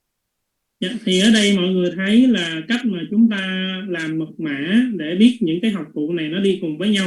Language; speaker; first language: Vietnamese; native; Vietnamese